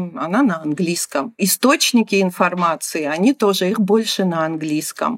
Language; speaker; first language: Russian; non-native, local second language; Georgian